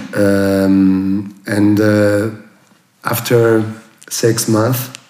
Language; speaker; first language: English; non-native, fluent; Portuguese